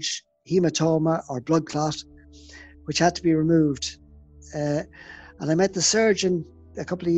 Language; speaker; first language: English; native; English